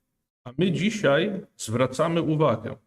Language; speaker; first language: Polish; non-native, fluent; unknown